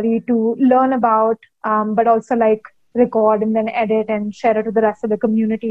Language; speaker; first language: English; non-native, local second language; Hindi